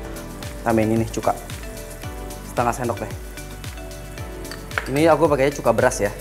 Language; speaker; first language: Indonesian; native; Indonesian